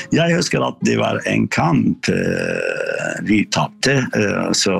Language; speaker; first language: Norwegian; non-native, learner; Arabic